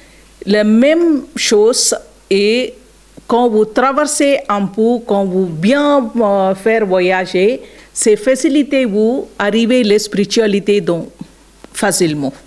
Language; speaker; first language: French; non-native, learner; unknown